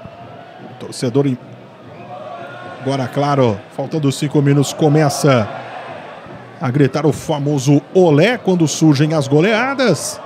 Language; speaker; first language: Portuguese; native; Portuguese